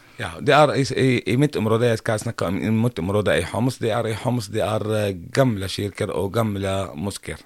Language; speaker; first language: Norwegian; non-native, learner; Arabic